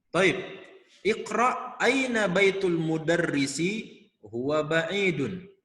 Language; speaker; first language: Arabic; non-native, fluent; Indonesian